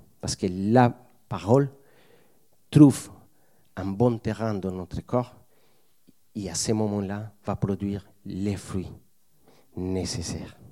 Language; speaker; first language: French; non-native, fluent; Spanish